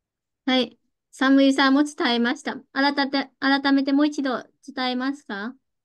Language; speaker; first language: Japanese; non-native, fluent; Vietnamese